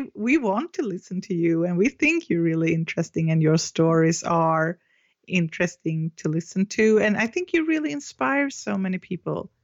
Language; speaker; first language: English; non-native, fluent; Swedish